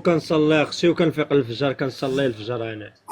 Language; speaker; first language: Arabic; native; Arabic